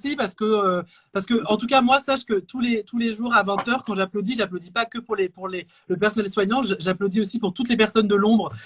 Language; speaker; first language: French; native; French